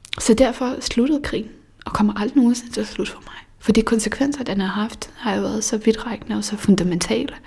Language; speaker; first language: Danish; early bilingual, other home language; Bosnian